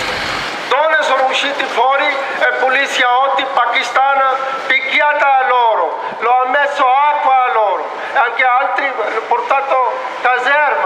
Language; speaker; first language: Italian; non-native, learner; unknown